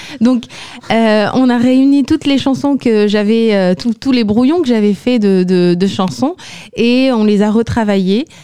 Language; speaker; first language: French; non-native, local second language; Kabyle